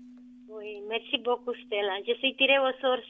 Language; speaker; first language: French; non-native, learner; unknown